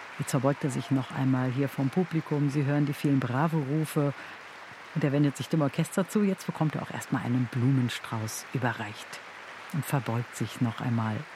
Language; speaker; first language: German; native; German